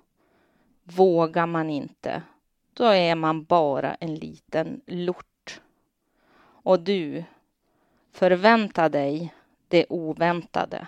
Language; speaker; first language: Swedish; native; Swedish